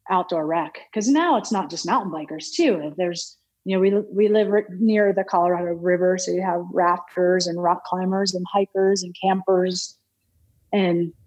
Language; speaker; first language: English; native; English